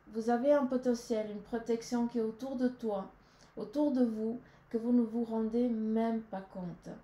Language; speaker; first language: French; native; French